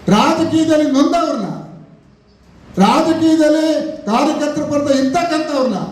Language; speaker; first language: Kannada; native; Kannada